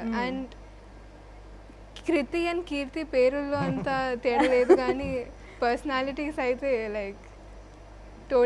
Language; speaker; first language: Telugu; non-native, fluent; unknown